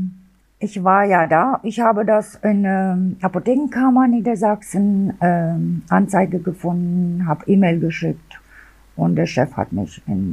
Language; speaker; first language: German; non-native, local second language; Albanian